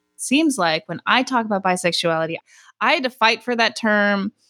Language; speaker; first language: English; early bilingual, other home language; Persian